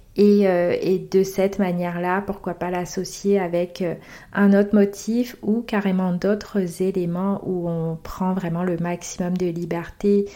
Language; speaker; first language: French; native; French